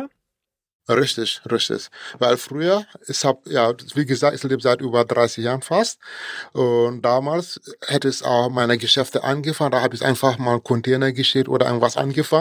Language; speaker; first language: German; non-native, fluent; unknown